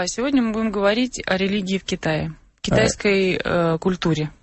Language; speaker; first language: Russian; native; Russian